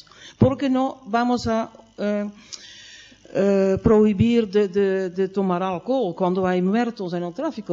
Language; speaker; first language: Spanish; non-native, fluent; Dutch